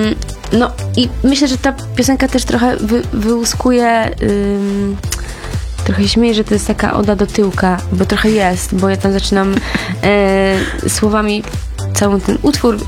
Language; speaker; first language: Polish; native; Polish